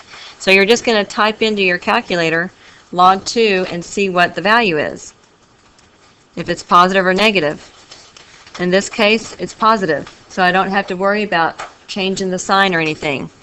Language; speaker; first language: English; native; English